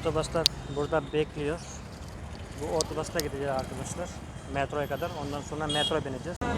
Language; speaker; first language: Turkish; non-native, fluent; Hindi